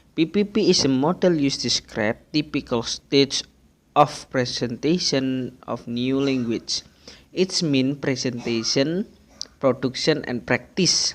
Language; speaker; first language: English; non-native, learner; Indonesian